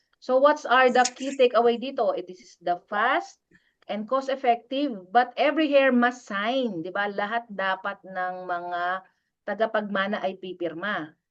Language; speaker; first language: Filipino; non-native, local second language; Pampanga